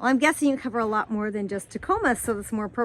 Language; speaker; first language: English; native; English